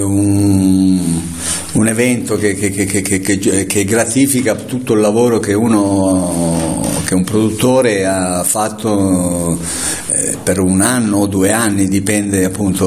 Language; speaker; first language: Italian; native; Italian